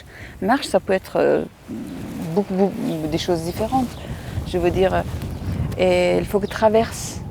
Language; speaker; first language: French; non-native, fluent; Persian